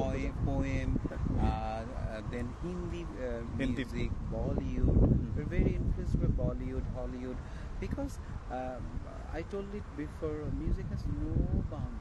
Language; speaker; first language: English; non-native, learner; Bangla